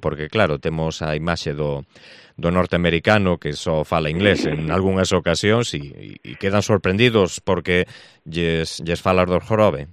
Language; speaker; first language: Galician; native; Galician